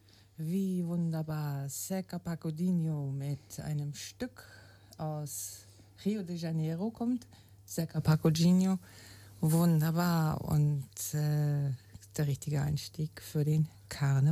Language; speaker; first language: German; native; German